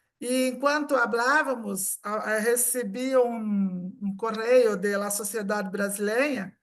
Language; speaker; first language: Portuguese; non-native, fluent; Spanish